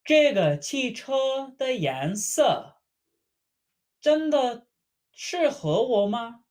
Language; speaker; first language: Chinese; non-native, fluent; English